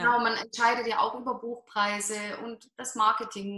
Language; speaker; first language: German; native; German